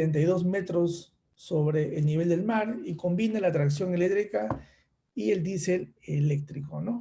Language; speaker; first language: Spanish; native; Spanish